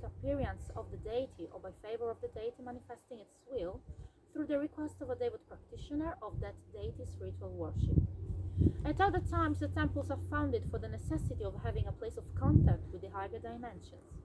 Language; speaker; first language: English; non-native, fluent; Italian